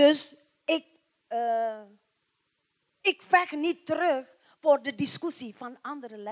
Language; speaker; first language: Dutch; non-native, learner; Indonesian